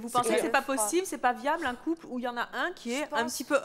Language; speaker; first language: French; native; French